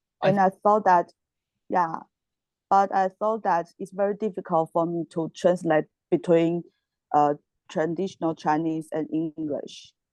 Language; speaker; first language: English; non-native, learner; Chinese